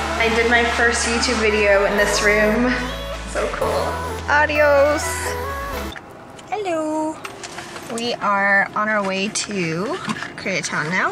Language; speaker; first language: English; early bilingual, other home language; Korean